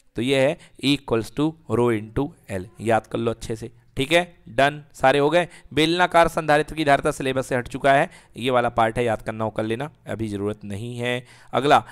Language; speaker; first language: Hindi; native; Hindi